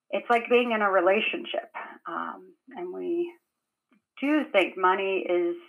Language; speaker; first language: English; native; English